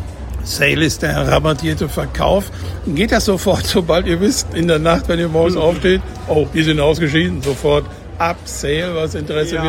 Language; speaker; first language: German; native; German